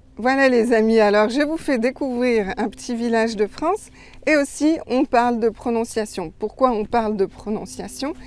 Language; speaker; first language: French; native; French